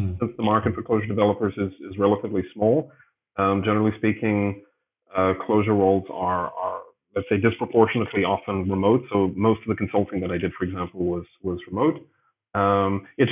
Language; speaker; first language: English; native; English